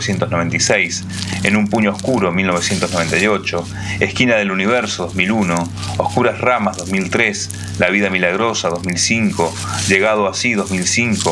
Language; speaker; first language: Spanish; native; Spanish